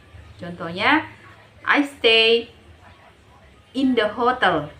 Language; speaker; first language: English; non-native, learner; Indonesian